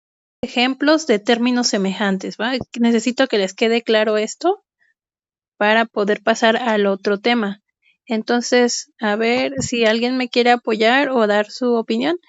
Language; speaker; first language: Spanish; native; Spanish